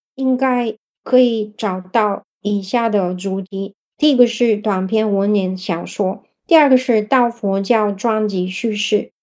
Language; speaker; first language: Chinese; non-native, fluent; Bulgarian